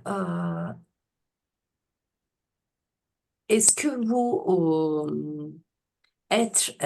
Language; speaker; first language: French; non-native, learner; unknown